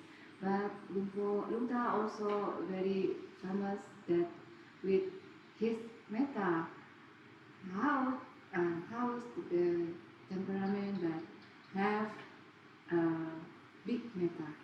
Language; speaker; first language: English; non-native, learner; Indonesian